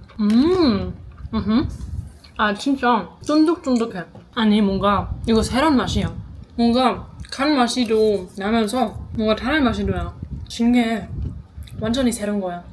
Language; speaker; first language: Korean; non-native, fluent; German